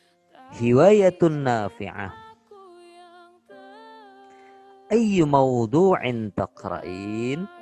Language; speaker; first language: Arabic; non-native, fluent; Indonesian